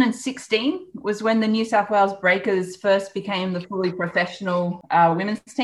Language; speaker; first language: English; native; English